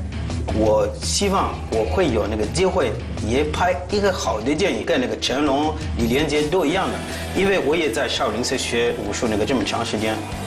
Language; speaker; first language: Chinese; non-native, fluent; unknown